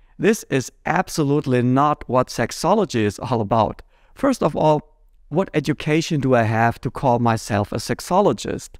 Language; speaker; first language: English; non-native, fluent; German